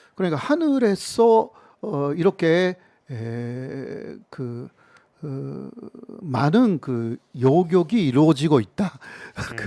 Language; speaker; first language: Korean; non-native, fluent; Japanese